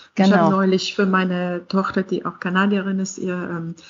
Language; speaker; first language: German; non-native, fluent; English